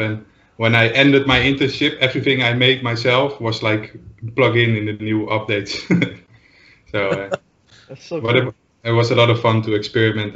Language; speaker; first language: English; non-native, fluent; Dutch